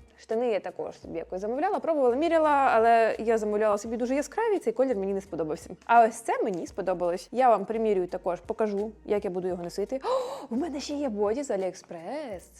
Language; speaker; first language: Ukrainian; non-native, local second language; Russian